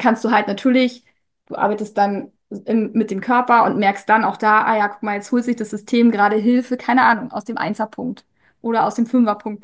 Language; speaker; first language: German; native; German